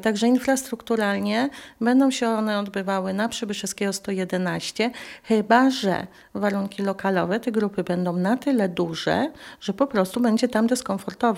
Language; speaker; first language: Polish; native; Polish